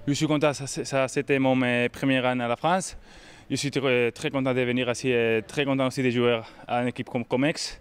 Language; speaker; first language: French; non-native, learner; Spanish